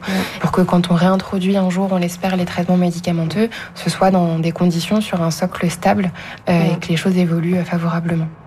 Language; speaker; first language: French; native; French